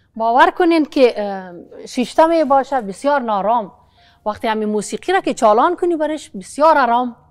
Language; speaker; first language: Persian; non-native, local second language; Pashto